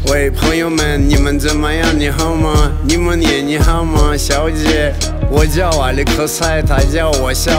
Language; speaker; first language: Chinese; non-native, learner; Russian